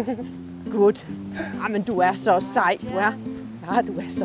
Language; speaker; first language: Danish; native; Danish